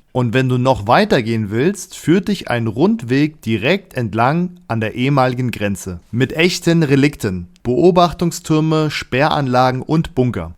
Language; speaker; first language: German; native; German